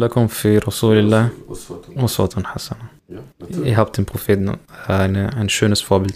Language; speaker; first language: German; early bilingual, other home language; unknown